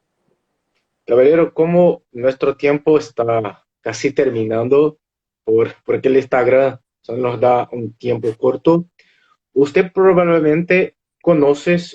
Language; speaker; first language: Spanish; non-native, fluent; Portuguese